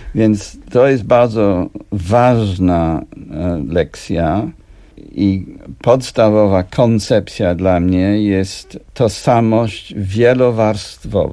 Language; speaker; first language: Polish; non-native, fluent; English